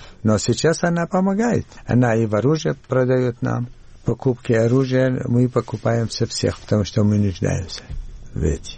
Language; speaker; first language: Russian; non-native, learner; Arabic